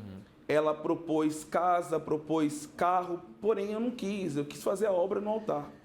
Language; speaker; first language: Portuguese; native; Portuguese